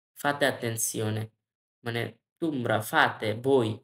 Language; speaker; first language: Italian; non-native, learner; Bangla